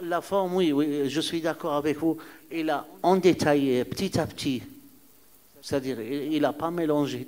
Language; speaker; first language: French; non-native, fluent; Arabic